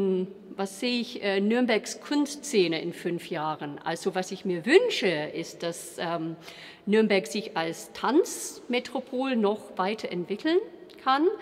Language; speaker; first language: German; non-native, fluent; English